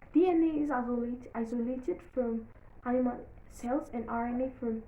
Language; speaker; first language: English; non-native, local second language; Amharic